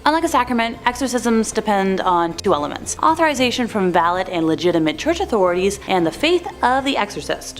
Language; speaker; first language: English; native; English